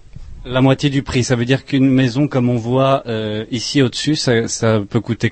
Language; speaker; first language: French; native; French